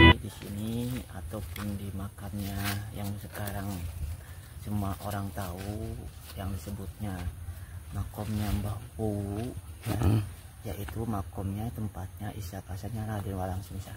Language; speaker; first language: Indonesian; native; Indonesian